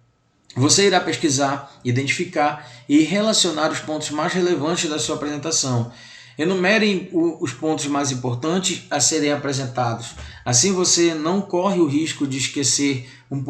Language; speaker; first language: Portuguese; native; Portuguese